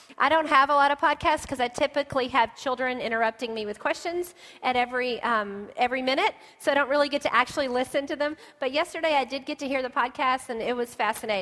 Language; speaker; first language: English; native; English